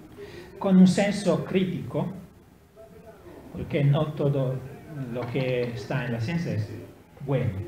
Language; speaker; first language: Spanish; non-native, learner; Italian